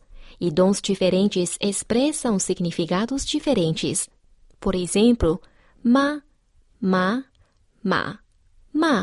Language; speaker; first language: Portuguese; non-native, fluent; Chinese